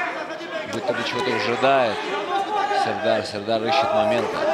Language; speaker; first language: Russian; native; Russian